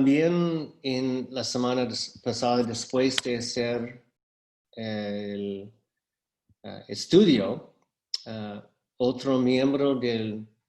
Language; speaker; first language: Spanish; non-native, fluent; English